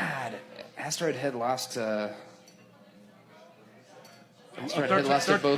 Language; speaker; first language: English; native; English